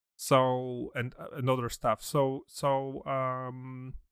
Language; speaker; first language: English; non-native, fluent; Polish